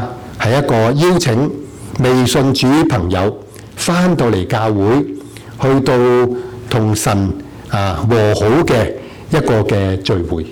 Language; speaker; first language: Chinese; non-native, local second language; Cantonese